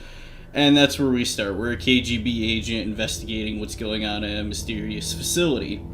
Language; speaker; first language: English; native; English